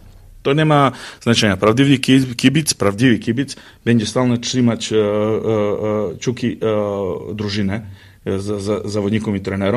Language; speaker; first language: Polish; non-native, learner; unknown